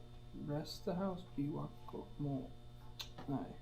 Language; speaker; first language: Japanese; non-native, learner; English